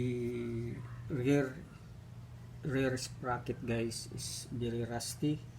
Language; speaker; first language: English; non-native, local second language; Filipino